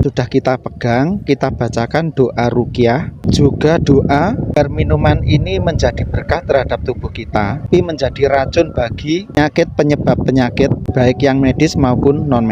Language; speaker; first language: Indonesian; native; Indonesian